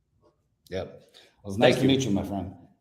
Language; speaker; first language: English; native; English